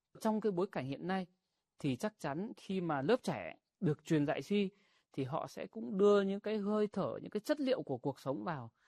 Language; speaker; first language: Vietnamese; non-native, local second language; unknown